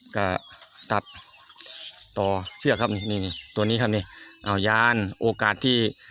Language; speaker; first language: Thai; native; Thai